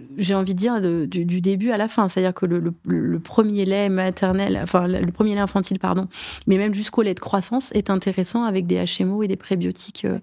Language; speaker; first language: French; native; French